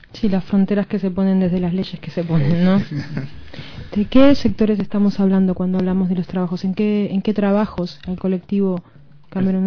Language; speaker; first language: Spanish; native; Spanish